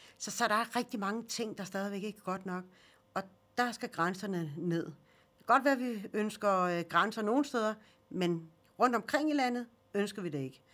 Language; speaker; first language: Danish; early bilingual, other home language; Swedish